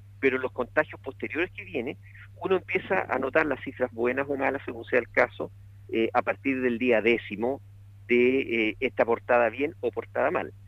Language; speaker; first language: Spanish; native; Spanish